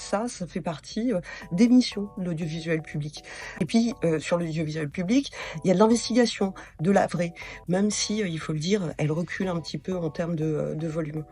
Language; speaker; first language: French; native; French